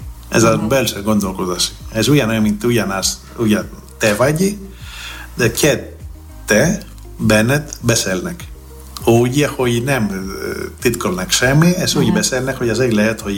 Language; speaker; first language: Hungarian; non-native, fluent; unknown